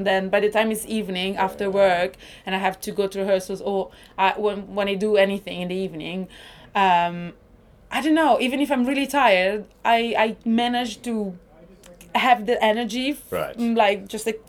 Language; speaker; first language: English; non-native, fluent; Italian